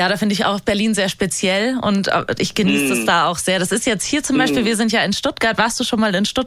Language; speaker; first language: German; native; German